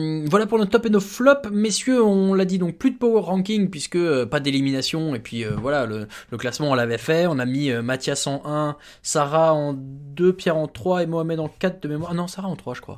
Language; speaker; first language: French; native; French